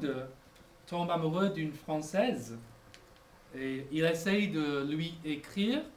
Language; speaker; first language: French; non-native, fluent; English